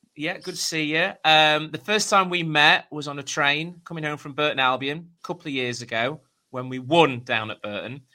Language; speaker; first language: English; native; English